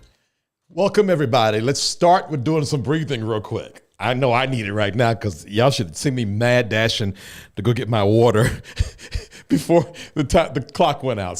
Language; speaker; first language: English; native; English